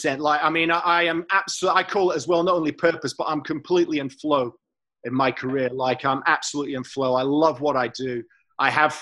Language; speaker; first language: English; native; English